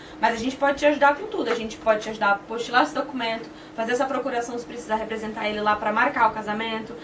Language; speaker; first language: Portuguese; native; Portuguese